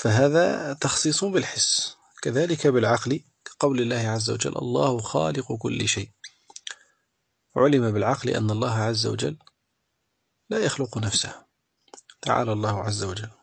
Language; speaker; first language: Arabic; native; Arabic